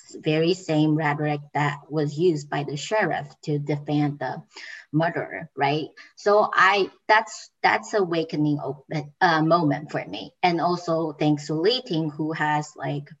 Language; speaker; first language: English; non-native, fluent; Chinese